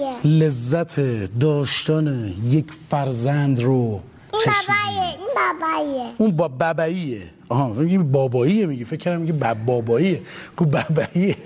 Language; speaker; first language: Persian; native; Persian